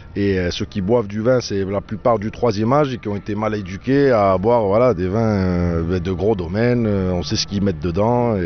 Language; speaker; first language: French; native; French